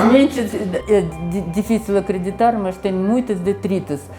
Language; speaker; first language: Portuguese; non-native, fluent; Russian